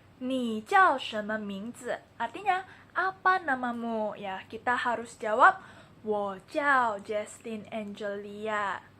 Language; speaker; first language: Indonesian; native; Indonesian